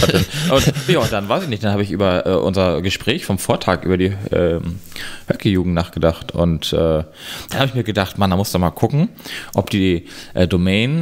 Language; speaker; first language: German; native; German